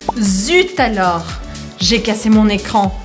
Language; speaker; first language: French; non-native, fluent; Portuguese